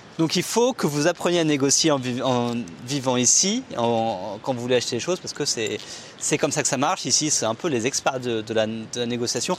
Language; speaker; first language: French; native; French